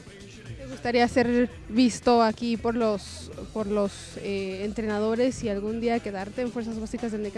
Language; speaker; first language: Spanish; native; Spanish